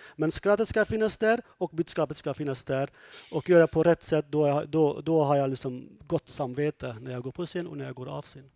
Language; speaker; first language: Swedish; non-native, fluent; Kurdish